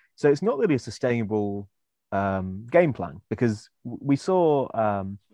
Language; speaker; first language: English; native; English